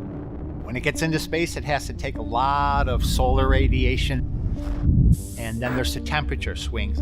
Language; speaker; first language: English; native; English